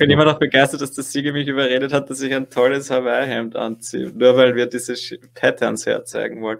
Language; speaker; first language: German; native; German